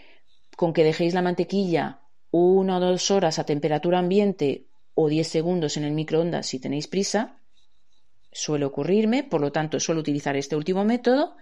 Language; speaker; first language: Spanish; native; Spanish